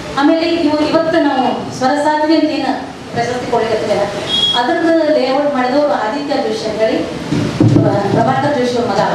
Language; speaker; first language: Kannada; native; Kannada